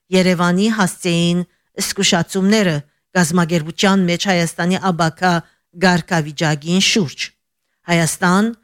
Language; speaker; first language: Armenian; early bilingual, heritage; Armenian